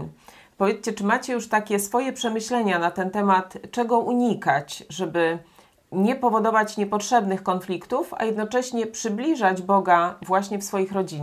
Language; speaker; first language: Polish; native; Polish